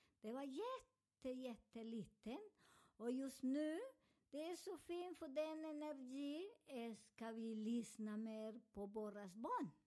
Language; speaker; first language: Swedish; non-native, learner; Spanish